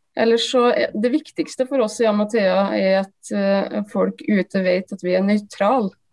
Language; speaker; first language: Norwegian; native; Norwegian